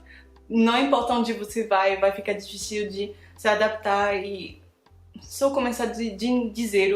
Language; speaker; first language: Portuguese; non-native, fluent; French